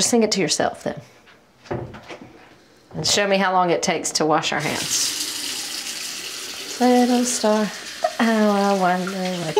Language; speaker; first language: English; native; English